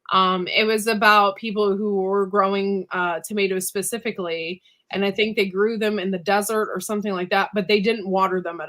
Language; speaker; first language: English; native; English